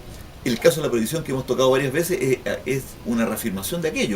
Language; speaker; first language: Spanish; native; Spanish